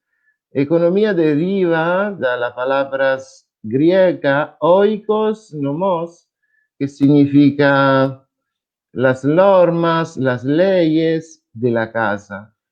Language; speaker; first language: Spanish; non-native, fluent; Italian